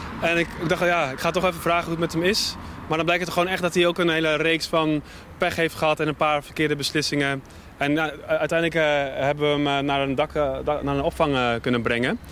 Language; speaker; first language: Dutch; native; Dutch